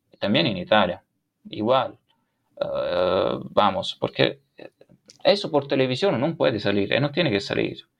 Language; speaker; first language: Spanish; non-native, fluent; Italian